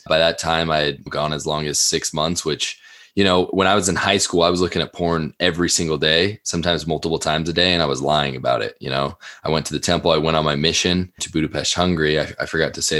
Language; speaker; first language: English; native; English